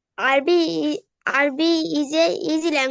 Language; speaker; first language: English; non-native, learner; Bangla